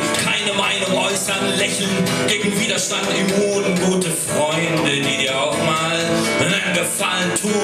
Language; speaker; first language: German; native; German